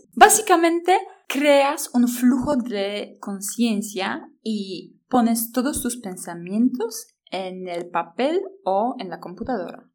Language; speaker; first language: Spanish; non-native, fluent; Polish